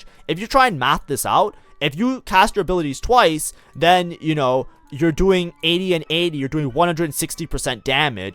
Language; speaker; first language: English; native; English